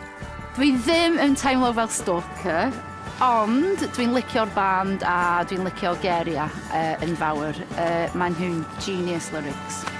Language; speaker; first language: Welsh; non-native, learner; English